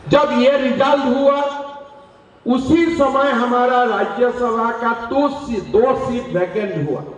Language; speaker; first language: Hindi; non-native, local second language; Bangla